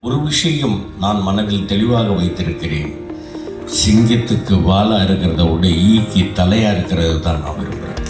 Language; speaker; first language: Tamil; native; Tamil